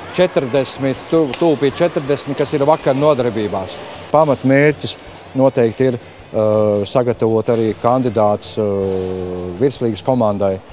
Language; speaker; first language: Latvian; native; Latvian